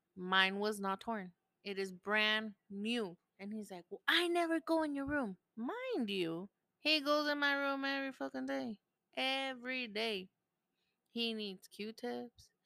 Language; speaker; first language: English; early bilingual, other home language; Spanish